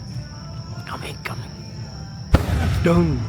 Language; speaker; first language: English; non-native, local second language; Urdu